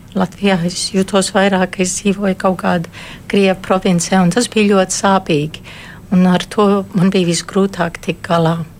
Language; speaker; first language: Latvian; early bilingual, heritage; Latvian